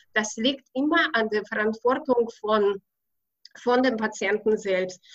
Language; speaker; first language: German; non-native, fluent; Russian